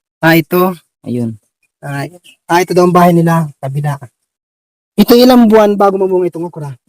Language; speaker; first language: Filipino; native; Filipino